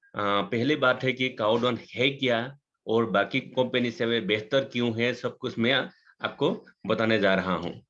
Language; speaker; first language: Hindi; non-native, local second language; Assamese